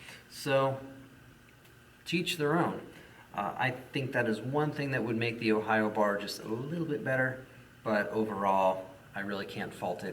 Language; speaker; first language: English; native; English